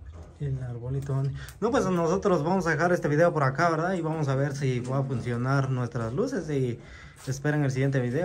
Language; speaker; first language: Spanish; native; Spanish